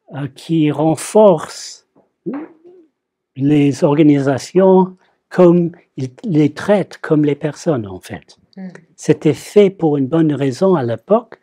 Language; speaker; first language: French; non-native, fluent; English